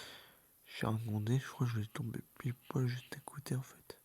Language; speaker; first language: French; native; French